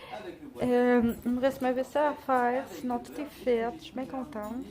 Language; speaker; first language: French; native; French